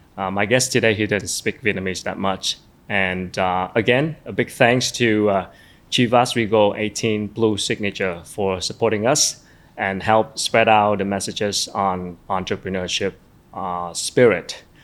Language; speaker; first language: English; non-native, fluent; Vietnamese